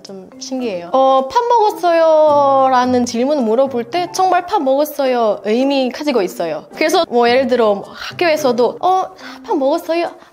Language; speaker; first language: Korean; non-native, fluent; Indonesian